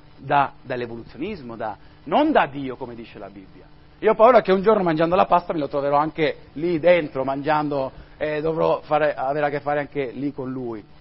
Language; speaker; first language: Italian; non-native, fluent; Spanish